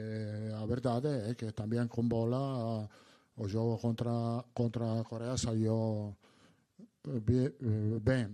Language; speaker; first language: Spanish; non-native, learner; Italian